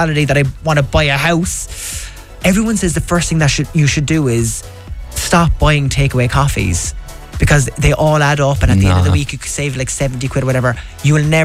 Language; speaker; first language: English; native; English